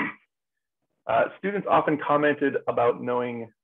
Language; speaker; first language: English; native; English